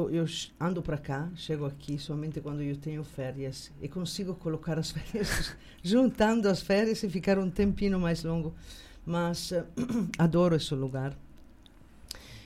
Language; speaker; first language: Portuguese; non-native, fluent; Italian